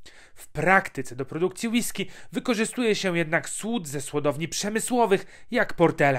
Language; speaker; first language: Polish; native; Polish